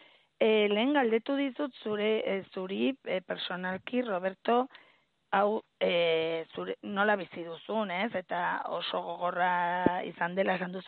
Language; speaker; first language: Basque; native; Basque